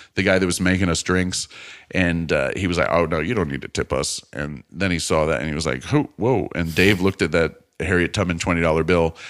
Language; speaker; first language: English; native; English